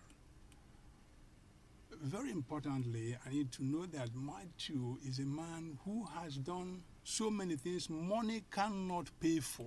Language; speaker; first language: English; non-native, local second language; Igbo